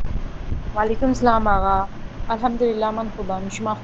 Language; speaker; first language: Persian; non-native, learner; Urdu